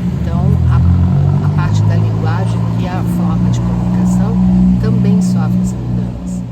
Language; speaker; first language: Portuguese; native; Portuguese